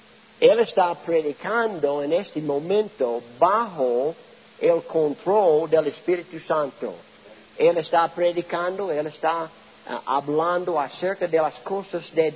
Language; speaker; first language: Spanish; non-native, learner; English